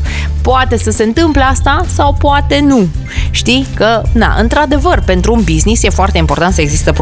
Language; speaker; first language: Romanian; native; Romanian